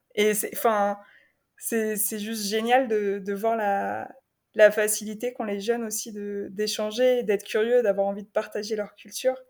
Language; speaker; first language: French; native; French